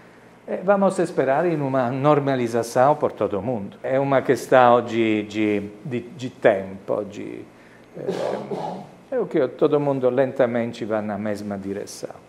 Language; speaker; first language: Spanish; non-native, fluent; Italian